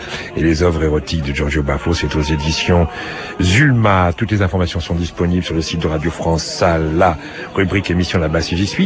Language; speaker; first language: French; native; French